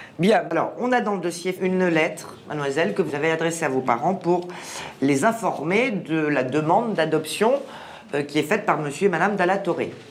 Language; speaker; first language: French; native; French